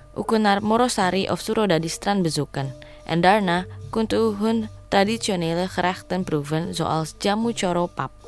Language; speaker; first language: Dutch; non-native, fluent; Indonesian